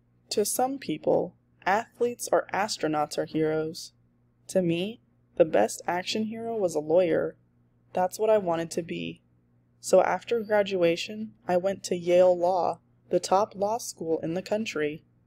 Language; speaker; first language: English; native; English